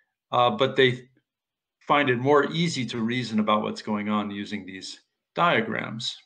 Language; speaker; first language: English; native; English